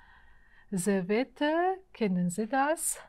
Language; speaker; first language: German; non-native, fluent; Uzbek